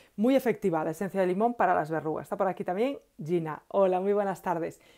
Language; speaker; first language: Spanish; native; Spanish